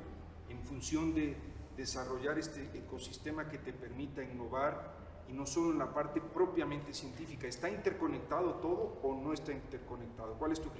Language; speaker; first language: Spanish; native; Spanish